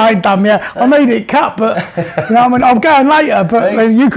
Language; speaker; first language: English; native; English